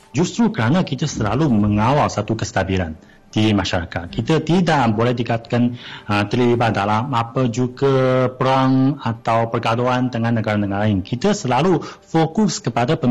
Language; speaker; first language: Malay; non-native, fluent; Chinese